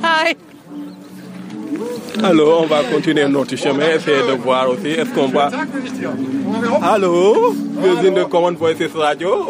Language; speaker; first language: French; non-native, fluent; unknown